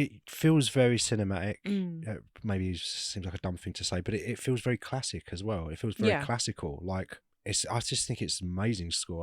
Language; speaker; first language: English; native; English